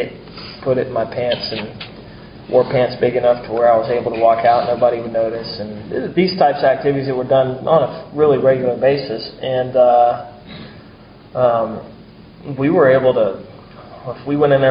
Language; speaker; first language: English; native; English